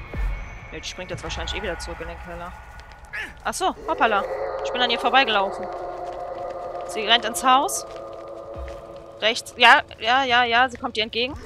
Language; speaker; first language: German; native; German